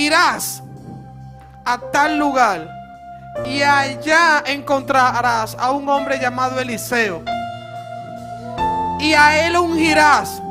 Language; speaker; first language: Spanish; native; Spanish